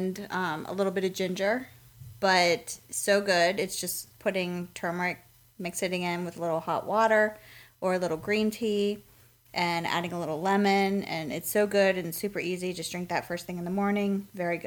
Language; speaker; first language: English; native; English